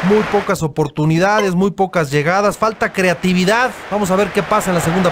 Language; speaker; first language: Spanish; native; Spanish